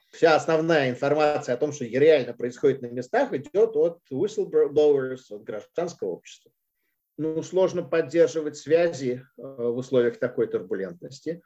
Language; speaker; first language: Russian; native; Russian